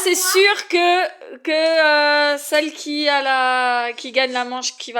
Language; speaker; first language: French; native; French